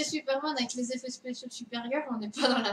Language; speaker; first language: French; native; French